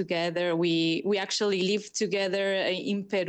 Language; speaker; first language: English; non-native, fluent; Spanish